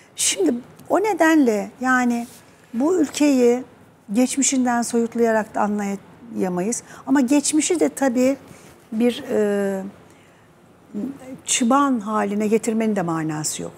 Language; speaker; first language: Turkish; native; Turkish